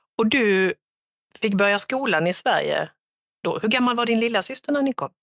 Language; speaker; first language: Swedish; native; Swedish